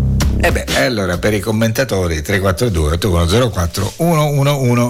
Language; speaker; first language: Italian; native; Italian